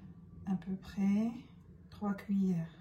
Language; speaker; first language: French; non-native, fluent; Arabic